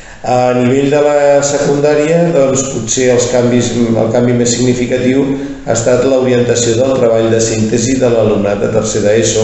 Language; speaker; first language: Catalan; native; Catalan